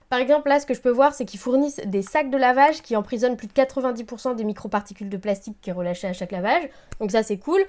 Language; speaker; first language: French; native; French